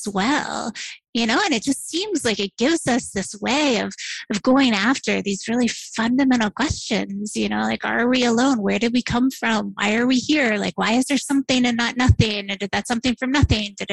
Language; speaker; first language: English; native; English